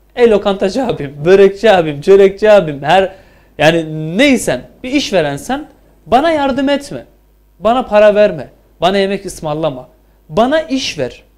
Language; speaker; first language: Turkish; native; Turkish